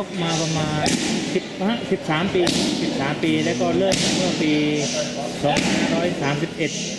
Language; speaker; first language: Thai; native; Thai